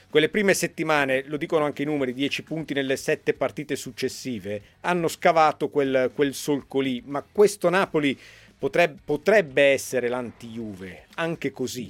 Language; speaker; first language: Italian; native; Italian